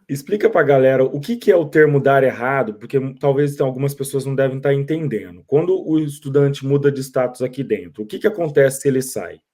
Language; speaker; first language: Portuguese; native; Portuguese